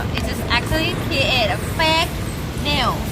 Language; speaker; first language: English; non-native, learner; Thai